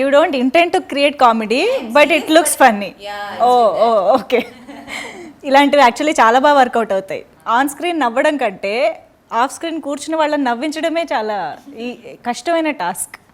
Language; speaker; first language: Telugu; native; Telugu